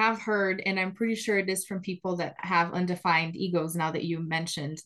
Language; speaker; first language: English; non-native, fluent; Portuguese